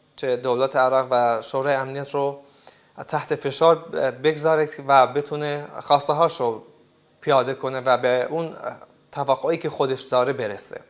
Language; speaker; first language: Persian; non-native, local second language; Central Kurdish